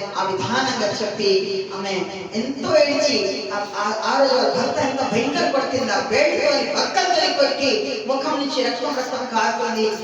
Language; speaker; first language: Telugu; non-native, learner; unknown